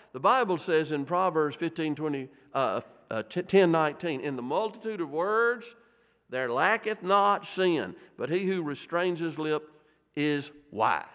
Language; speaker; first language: English; native; English